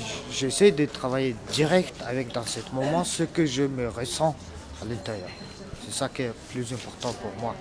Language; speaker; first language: French; non-native, learner; Mongolian